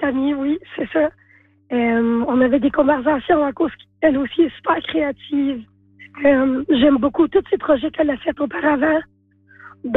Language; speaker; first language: French; native; French